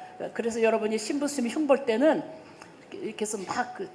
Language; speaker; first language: Korean; native; Korean